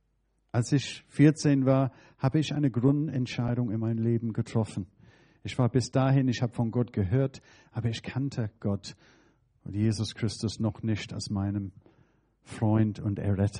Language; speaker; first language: German; non-native, fluent; English